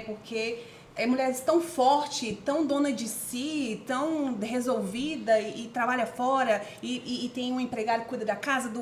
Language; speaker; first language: Portuguese; native; Portuguese